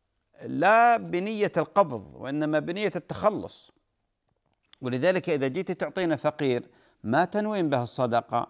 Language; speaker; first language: Arabic; native; Arabic